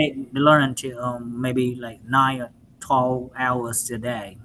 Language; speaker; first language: English; non-native, learner; Vietnamese